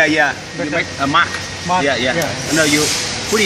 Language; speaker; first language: English; non-native, learner; Vietnamese